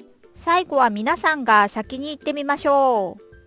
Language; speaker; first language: Japanese; non-native, fluent; Korean